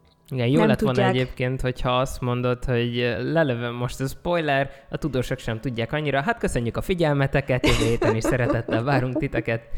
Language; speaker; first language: Hungarian; native; Hungarian